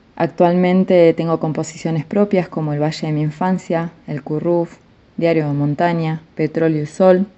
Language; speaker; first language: Spanish; native; Spanish